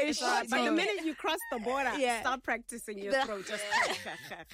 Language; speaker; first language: English; non-native, local second language; Tswana